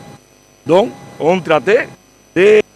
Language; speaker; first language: French; non-native, learner; Spanish